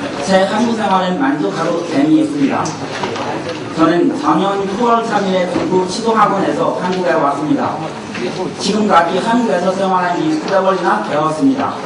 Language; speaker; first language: Korean; non-native, learner; Chinese